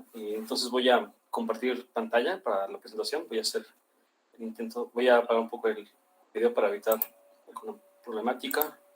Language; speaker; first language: Spanish; native; Spanish